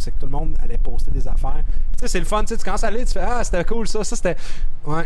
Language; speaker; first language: French; native; French